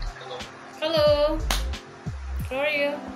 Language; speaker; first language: English; non-native, learner; Indonesian